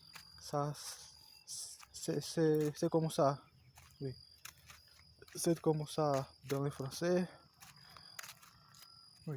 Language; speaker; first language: French; non-native, learner; Portuguese